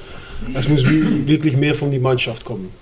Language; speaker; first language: German; non-native, fluent; Dutch